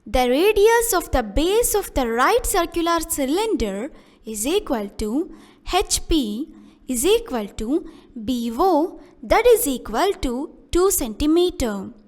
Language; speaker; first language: English; non-native, local second language; Kannada